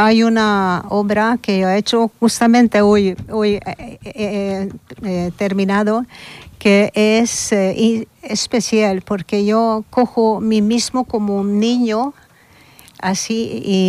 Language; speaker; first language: Spanish; non-native, learner; Hungarian